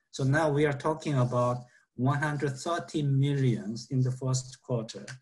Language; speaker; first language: English; non-native, fluent; Korean